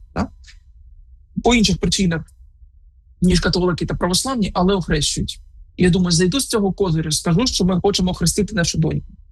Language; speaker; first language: Ukrainian; native; Ukrainian